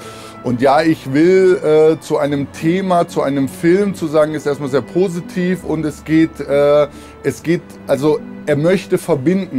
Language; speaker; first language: German; early bilingual, other home language; Turkish